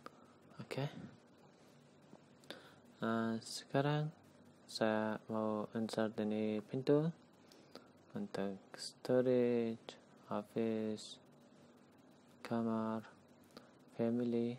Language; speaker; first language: Indonesian; non-native, learner; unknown